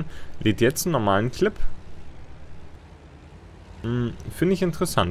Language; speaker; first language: German; native; German